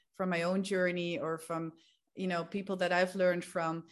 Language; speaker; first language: English; non-native, fluent; Dutch